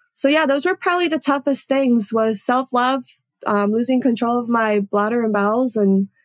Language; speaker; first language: English; early bilingual, other home language; Polish